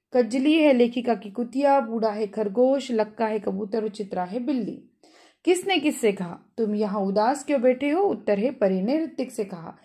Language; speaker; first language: Hindi; non-native, local second language; Marathi